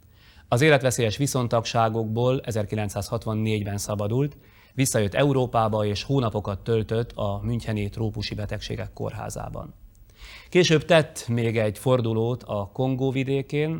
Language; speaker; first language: Hungarian; native; Hungarian